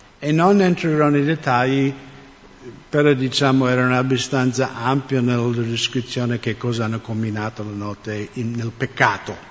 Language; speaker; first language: Italian; non-native, fluent; English